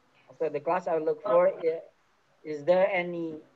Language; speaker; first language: English; non-native, fluent; Indonesian